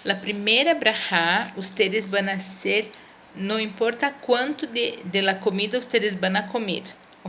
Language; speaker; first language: Spanish; non-native, fluent; Portuguese